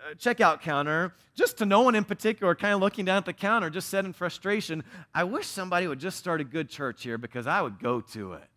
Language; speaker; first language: English; native; English